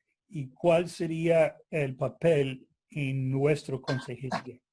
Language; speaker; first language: Spanish; non-native, fluent; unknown